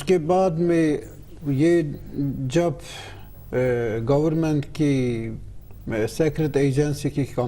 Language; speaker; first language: Hindi; non-native, learner; Turkish